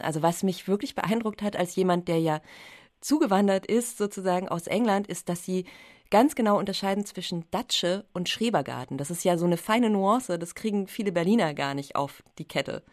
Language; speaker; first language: German; native; German